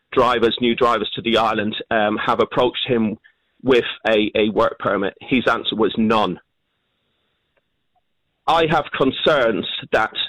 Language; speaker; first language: English; native; English